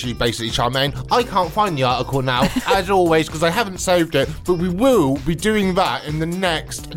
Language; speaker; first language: English; native; English